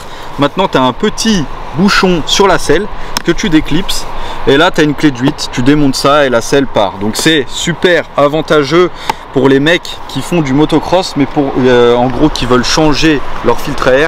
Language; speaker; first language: French; native; French